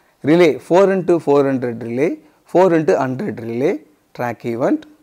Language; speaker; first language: English; non-native, local second language; Tamil